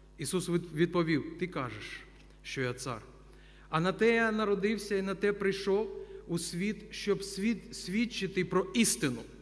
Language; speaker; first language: Ukrainian; non-native, local second language; Russian